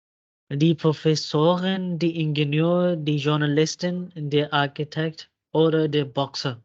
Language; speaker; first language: German; non-native, fluent; Urdu